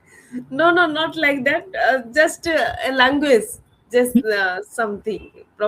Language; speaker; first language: English; non-native, learner; Odia